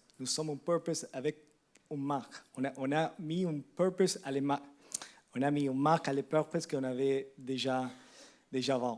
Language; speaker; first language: French; non-native, learner; Spanish